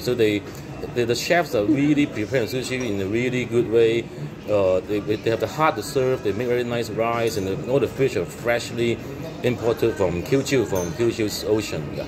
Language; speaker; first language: English; non-native, local second language; Cantonese